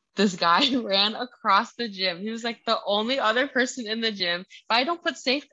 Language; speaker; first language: English; early bilingual, other home language; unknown